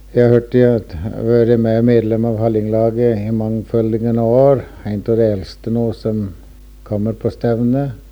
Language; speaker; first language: Norwegian; early bilingual, heritage; Norwegian